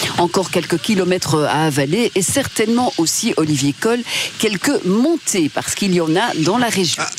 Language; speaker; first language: French; native; French